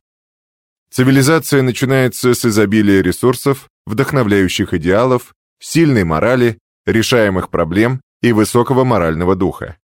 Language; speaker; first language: Russian; native; Russian